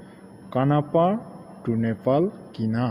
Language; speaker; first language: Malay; non-native, learner; Nepali